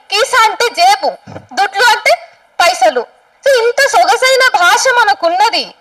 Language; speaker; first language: Telugu; native; Telugu